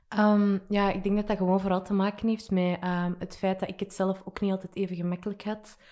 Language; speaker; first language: Dutch; native; Dutch